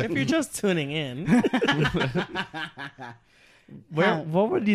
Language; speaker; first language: English; native; English